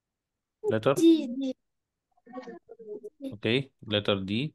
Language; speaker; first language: English; non-native, learner; Arabic